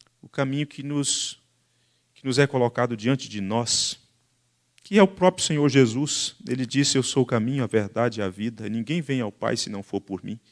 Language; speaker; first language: Portuguese; native; Portuguese